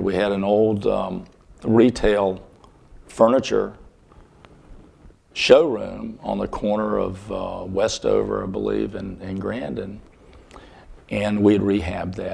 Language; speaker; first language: English; native; English